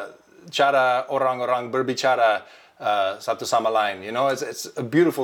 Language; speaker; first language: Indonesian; non-native, learner; English